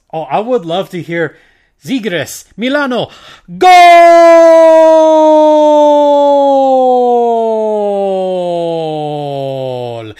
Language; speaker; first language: English; native; English